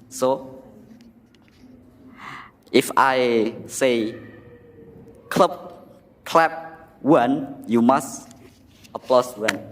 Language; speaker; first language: English; non-native, learner; Indonesian